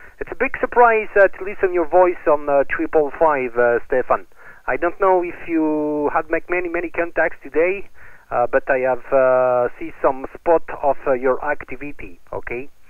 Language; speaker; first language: English; non-native, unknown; French